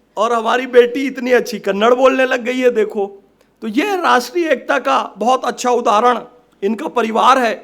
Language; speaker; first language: Hindi; native; Hindi